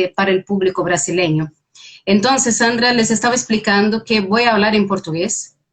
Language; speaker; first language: Spanish; non-native, fluent; Portuguese